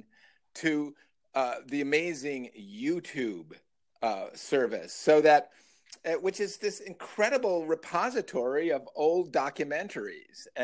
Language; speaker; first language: English; native; English